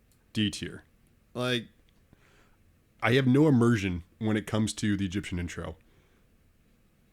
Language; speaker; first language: English; native; English